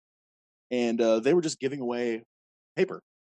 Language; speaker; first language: English; native; English